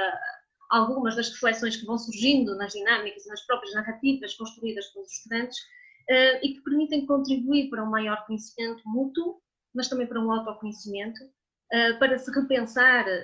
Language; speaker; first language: Portuguese; native; Portuguese